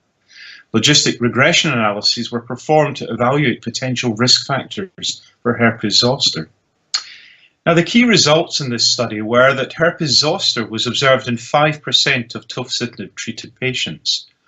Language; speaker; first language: English; native; English